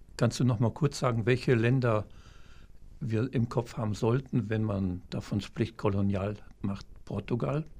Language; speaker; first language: German; native; German